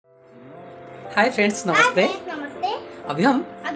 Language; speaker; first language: Hindi; non-native, local second language; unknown